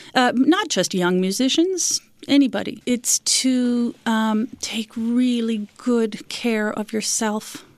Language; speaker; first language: English; native; English